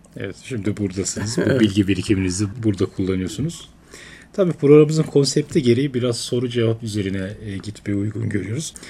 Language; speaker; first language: Turkish; native; Turkish